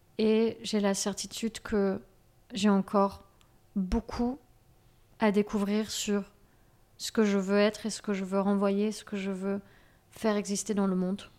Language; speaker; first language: French; native; French